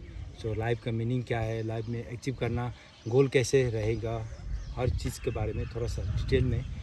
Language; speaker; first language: Hindi; non-native, local second language; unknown